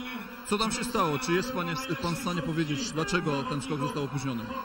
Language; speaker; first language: Polish; native; Polish